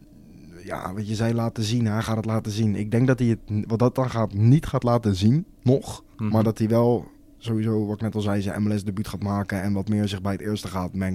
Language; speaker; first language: Dutch; native; Dutch